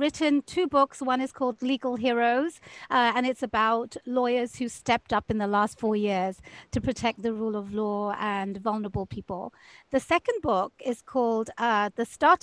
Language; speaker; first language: English; native; English